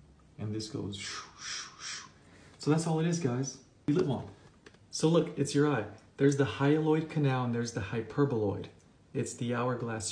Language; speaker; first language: English; native; English